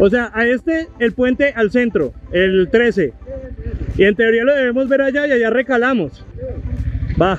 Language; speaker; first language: Spanish; native; Spanish